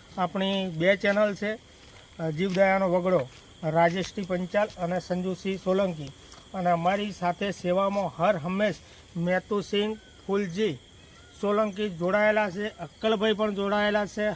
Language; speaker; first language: Gujarati; native; Gujarati